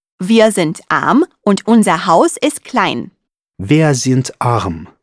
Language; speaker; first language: German; non-native, learner; Russian